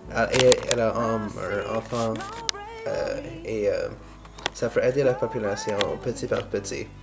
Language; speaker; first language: French; non-native, learner; English